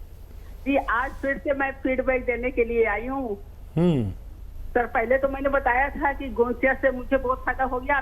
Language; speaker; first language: Hindi; native; Hindi